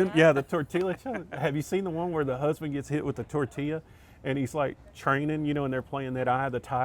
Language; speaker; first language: English; native; English